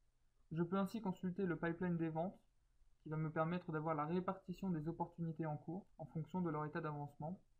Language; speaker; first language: French; native; French